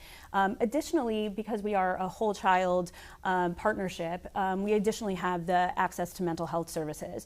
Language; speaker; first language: English; native; English